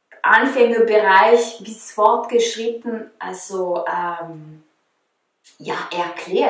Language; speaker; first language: German; non-native, fluent; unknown